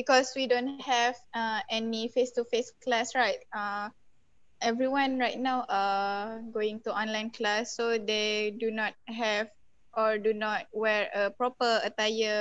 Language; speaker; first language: English; non-native, local second language; Malay